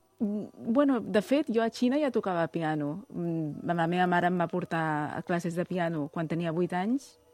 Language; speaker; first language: Catalan; non-native, fluent; Chinese